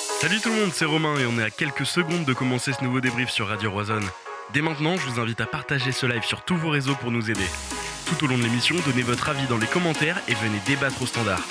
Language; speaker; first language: French; native; French